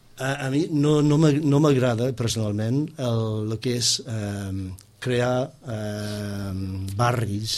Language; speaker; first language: Catalan; non-native, fluent; English